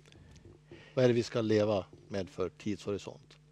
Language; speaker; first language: Swedish; native; Swedish